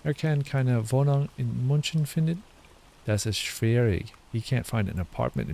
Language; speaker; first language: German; non-native, learner; English